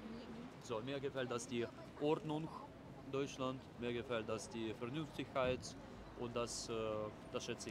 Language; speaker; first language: German; non-native, learner; Russian